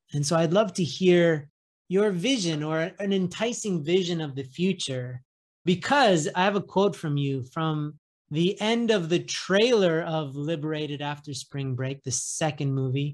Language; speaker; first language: English; native; English